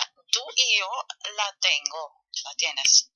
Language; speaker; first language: Spanish; non-native, fluent; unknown